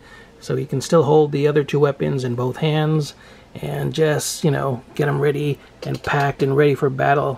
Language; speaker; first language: English; native; English